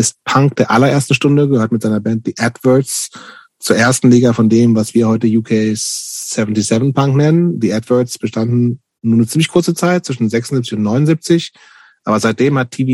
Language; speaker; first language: German; native; German